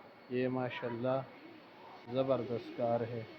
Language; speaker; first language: Hindi; non-native, local second language; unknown